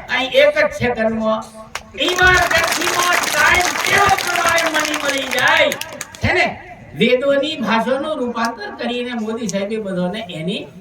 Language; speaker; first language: Gujarati; native; Gujarati